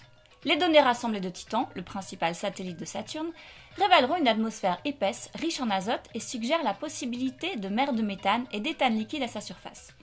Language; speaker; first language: French; native; French